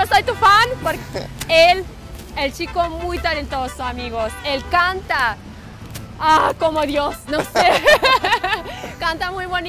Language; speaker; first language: Spanish; non-native, learner; Russian